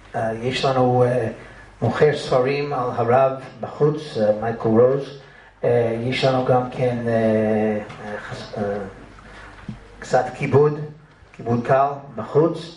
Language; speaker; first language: Hebrew; non-native, fluent; English